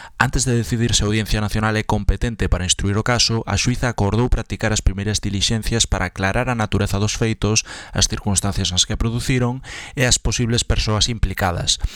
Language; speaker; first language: Galician; native; Galician